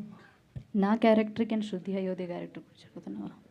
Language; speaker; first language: Telugu; non-native, learner; Malayalam